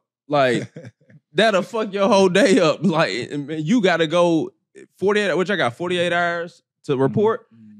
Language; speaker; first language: English; native; English